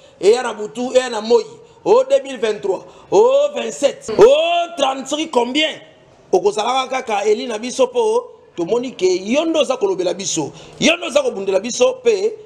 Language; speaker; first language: Lingala; native; Lingala